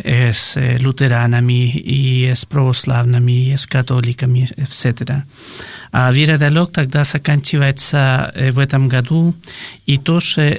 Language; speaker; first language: Russian; non-native, fluent; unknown